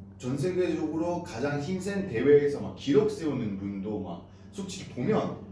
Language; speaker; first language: Korean; non-native, fluent; French